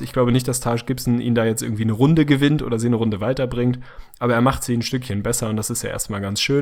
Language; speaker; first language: German; native; German